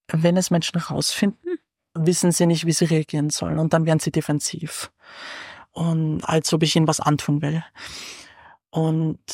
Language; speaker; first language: German; native; German